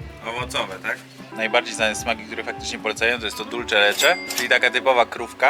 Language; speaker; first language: Polish; native; Polish